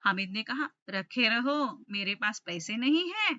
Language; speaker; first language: Hindi; non-native, local second language; Telugu